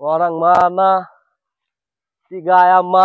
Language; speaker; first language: Indonesian; non-native, learner; Bangla